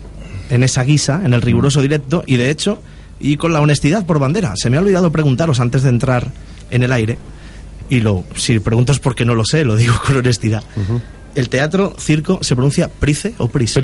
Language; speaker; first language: Spanish; native; Spanish